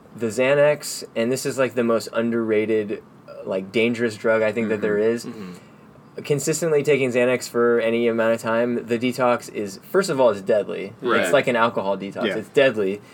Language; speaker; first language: English; native; English